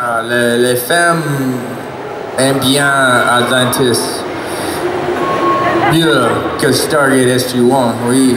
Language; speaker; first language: French; non-native, learner; English